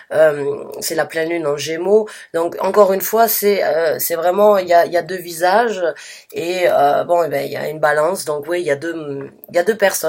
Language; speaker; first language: French; native; French